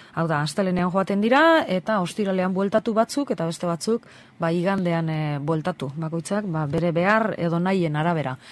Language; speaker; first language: Basque; native; Basque